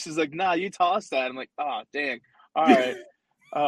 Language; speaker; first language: English; early bilingual, other home language; Spanish